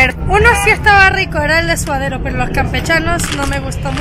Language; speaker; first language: Spanish; non-native, fluent; French